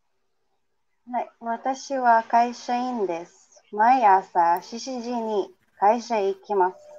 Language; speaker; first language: Japanese; non-native, learner; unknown